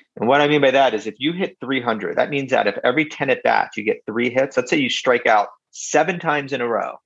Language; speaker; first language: English; native; English